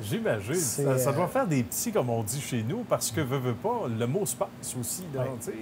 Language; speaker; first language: French; native; French